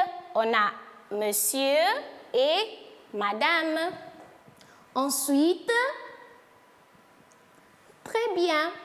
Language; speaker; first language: French; non-native, fluent; Portuguese